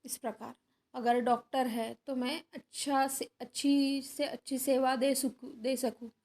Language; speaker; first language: Hindi; non-native, local second language; Marathi